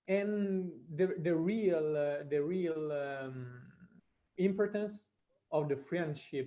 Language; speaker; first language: English; non-native, fluent; Italian